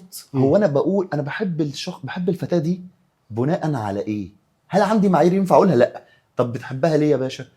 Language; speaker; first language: Arabic; native; Arabic